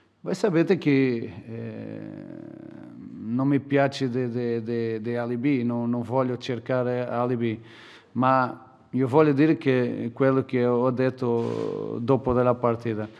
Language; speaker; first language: Italian; non-native, fluent; Portuguese